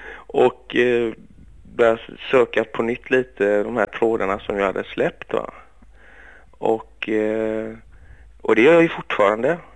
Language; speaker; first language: Swedish; early bilingual, other home language; Greek